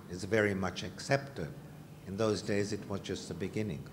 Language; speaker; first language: English; non-native, fluent; Hungarian